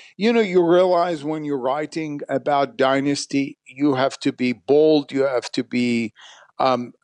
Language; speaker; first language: English; non-native, fluent; Arabic